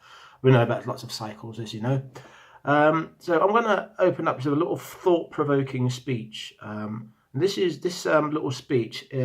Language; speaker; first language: English; native; English